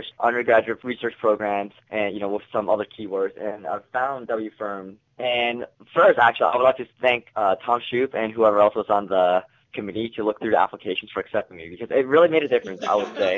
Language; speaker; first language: English; native; English